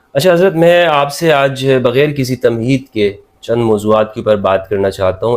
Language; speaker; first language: Urdu; non-native, local second language; Pashto